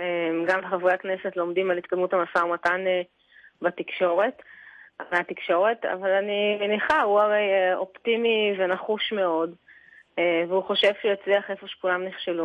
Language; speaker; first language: Hebrew; native; Hebrew